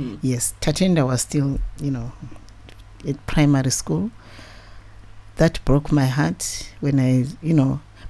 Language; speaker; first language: English; non-native, local second language; Shona